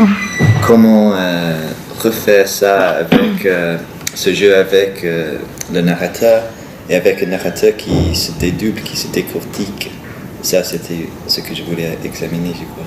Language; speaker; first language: French; non-native, fluent; English